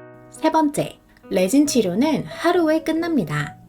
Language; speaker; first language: Korean; native; Korean